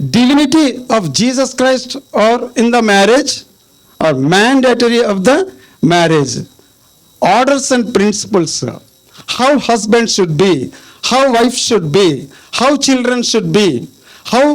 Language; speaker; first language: English; non-native, local second language; Telugu